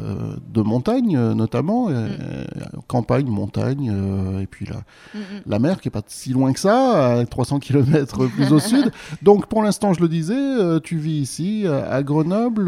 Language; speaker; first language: French; native; French